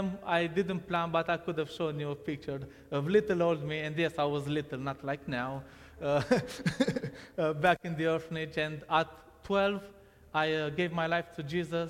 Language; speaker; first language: English; non-native, fluent; Romanian